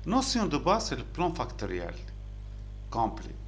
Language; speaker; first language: French; non-native, local second language; Arabic